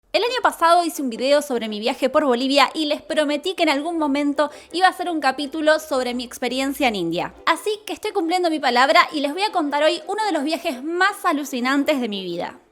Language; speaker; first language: Spanish; native; Spanish